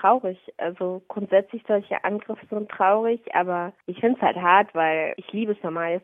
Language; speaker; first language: German; early bilingual, other home language; Somali